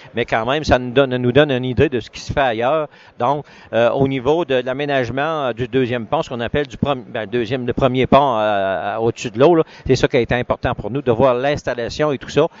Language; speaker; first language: French; native; French